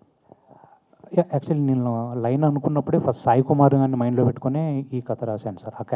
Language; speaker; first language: Telugu; native; Telugu